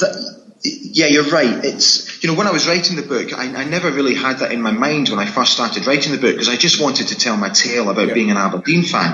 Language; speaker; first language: English; native; English